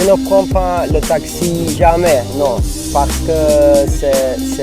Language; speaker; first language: French; non-native, learner; Slovenian